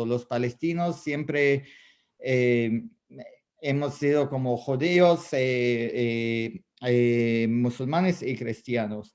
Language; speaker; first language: Spanish; non-native, fluent; Arabic